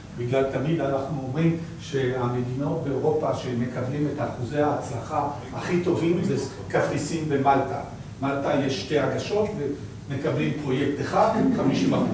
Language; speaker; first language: Hebrew; non-native, fluent; French